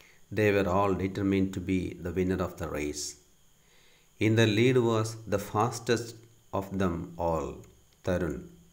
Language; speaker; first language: English; non-native, local second language; Malayalam